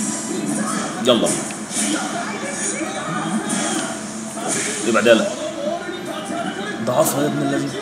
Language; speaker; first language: Arabic; native; Arabic